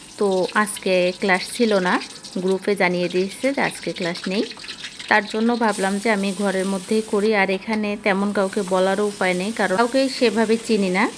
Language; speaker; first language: Bangla; native; Bangla